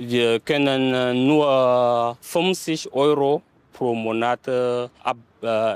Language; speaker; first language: German; non-native, learner; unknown